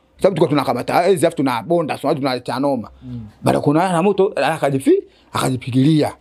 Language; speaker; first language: Swahili; native; Swahili